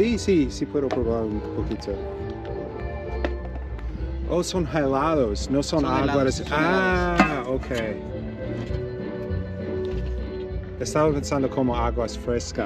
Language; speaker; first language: Spanish; non-native, learner; English